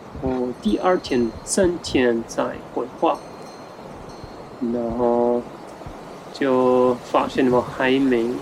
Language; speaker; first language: Chinese; non-native, fluent; German